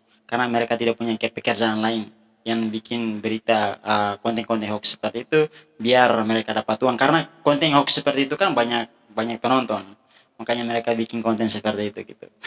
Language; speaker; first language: Indonesian; non-native, fluent; Tetum